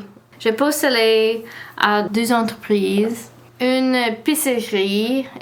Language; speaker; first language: French; non-native, learner; English